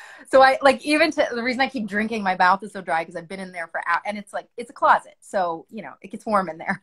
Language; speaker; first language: English; early bilingual, other home language; French